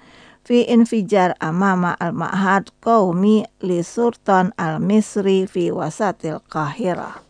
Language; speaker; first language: Arabic; non-native, fluent; Indonesian